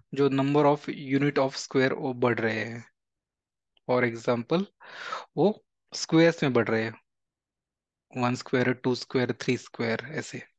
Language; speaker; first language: Hindi; non-native, local second language; Marathi